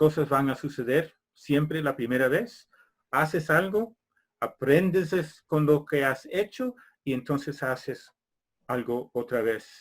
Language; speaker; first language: Spanish; non-native, fluent; English